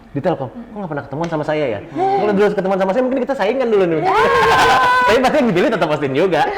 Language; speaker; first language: Indonesian; native; Indonesian